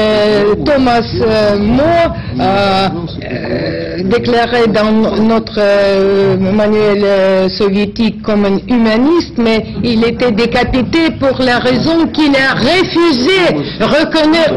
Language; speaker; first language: French; non-native, fluent; Russian